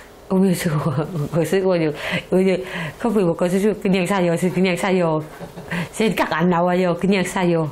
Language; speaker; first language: Korean; non-native, learner; Vietnamese